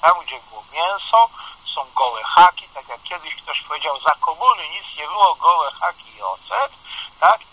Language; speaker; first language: Polish; native; Polish